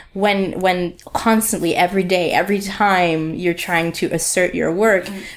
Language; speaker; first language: English; native; English